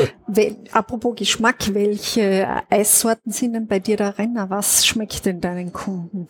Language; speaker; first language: German; native; German